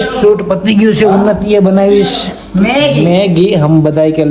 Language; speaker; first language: Hindi; non-native, local second language; Gujarati